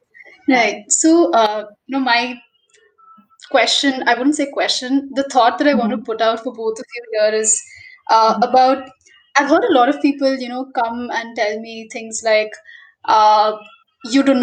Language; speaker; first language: English; non-native, local second language; Bangla